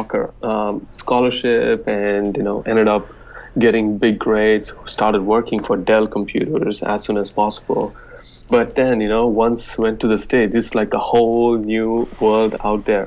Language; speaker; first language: English; non-native, local second language; Telugu